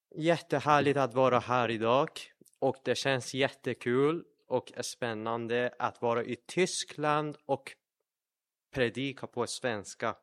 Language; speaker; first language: Swedish; non-native, fluent; Persian